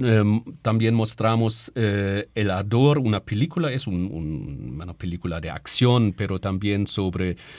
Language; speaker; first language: Spanish; non-native, fluent; German